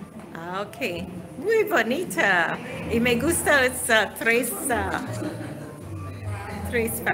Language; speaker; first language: Spanish; non-native, learner; English